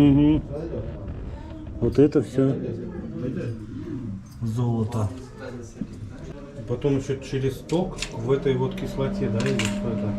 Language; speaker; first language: Russian; native; Russian